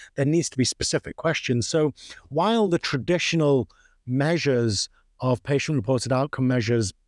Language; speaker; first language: English; native; English